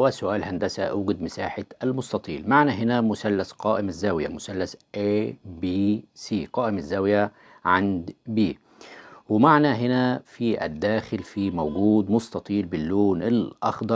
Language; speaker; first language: Arabic; native; Arabic